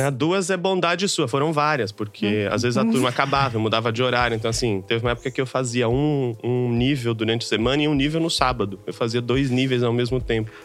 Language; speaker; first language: Portuguese; native; Portuguese